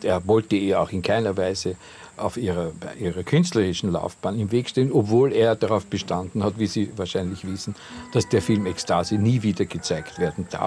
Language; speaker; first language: German; native; German